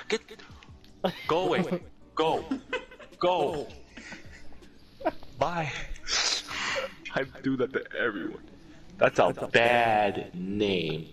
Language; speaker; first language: English; native; English